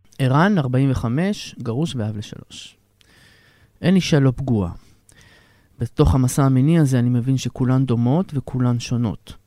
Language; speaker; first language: Hebrew; native; Hebrew